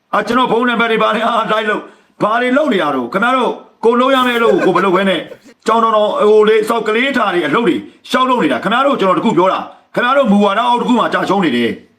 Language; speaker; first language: Burmese; native; Burmese